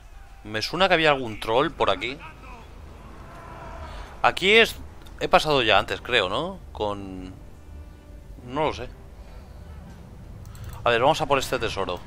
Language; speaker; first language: Spanish; native; Spanish